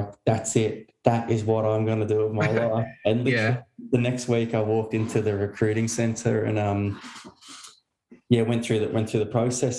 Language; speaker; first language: English; native; English